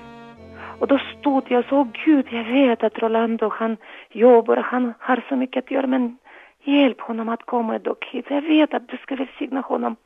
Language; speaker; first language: Swedish; non-native, learner; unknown